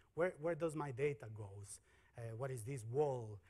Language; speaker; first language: English; non-native, fluent; Spanish